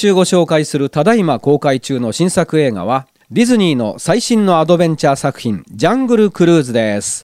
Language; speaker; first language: Japanese; native; Japanese